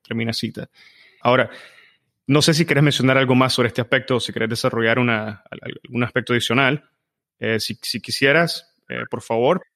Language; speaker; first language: Spanish; native; Spanish